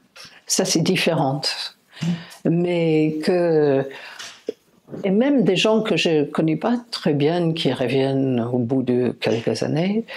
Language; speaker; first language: French; non-native, fluent; English